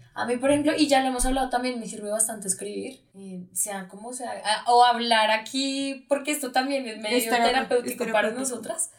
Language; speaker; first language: Spanish; native; Spanish